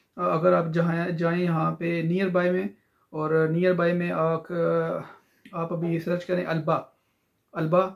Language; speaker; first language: Urdu; non-native, local second language; Punjabi